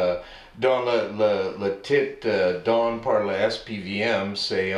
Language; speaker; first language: French; non-native, learner; English